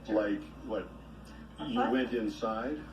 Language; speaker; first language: English; native; English